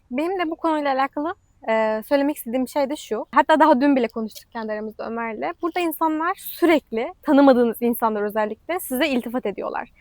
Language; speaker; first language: Turkish; native; Turkish